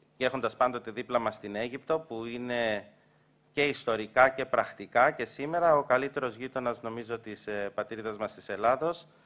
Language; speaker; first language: Greek; early bilingual, heritage; Greek